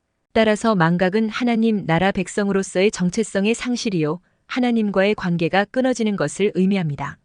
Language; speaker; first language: Korean; native; Korean